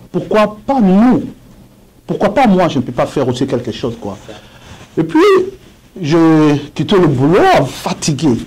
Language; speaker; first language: French; non-native, local second language; Swahili